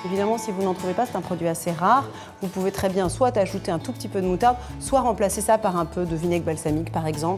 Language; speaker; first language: French; native; French